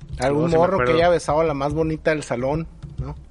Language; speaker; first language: Spanish; native; Spanish